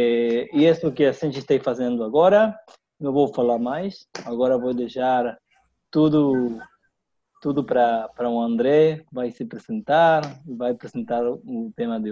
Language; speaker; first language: Portuguese; non-native, fluent; Spanish